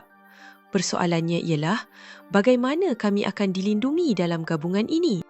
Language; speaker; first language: Malay; native; Malay